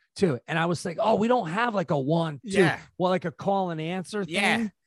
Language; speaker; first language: English; native; English